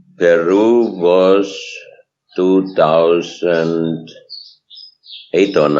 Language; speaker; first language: English; non-native, fluent; German